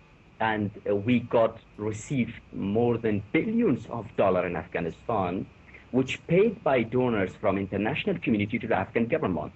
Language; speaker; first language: English; non-native, fluent; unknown